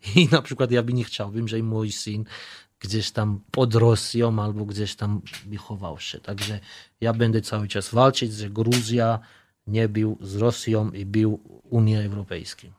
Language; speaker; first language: Polish; non-native, learner; Georgian